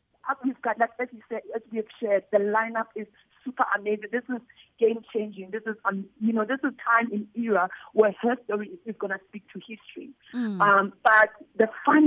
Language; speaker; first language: English; non-native, local second language; Southern Sotho